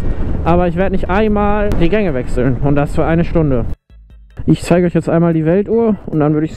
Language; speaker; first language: German; native; German